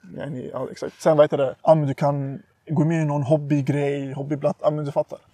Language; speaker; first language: Swedish; early bilingual, other home language; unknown